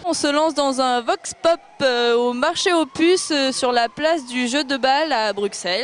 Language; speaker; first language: French; native; French